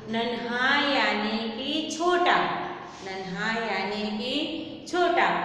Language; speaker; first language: Hindi; non-native, local second language; Gujarati